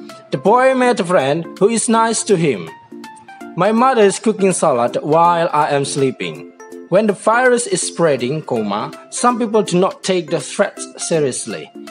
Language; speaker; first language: English; non-native, fluent; Indonesian